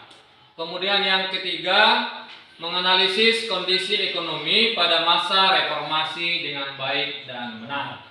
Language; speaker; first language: Indonesian; native; Indonesian